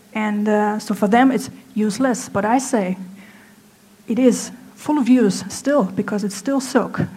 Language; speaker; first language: English; non-native, fluent; German